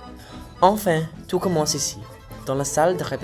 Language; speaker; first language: French; native; French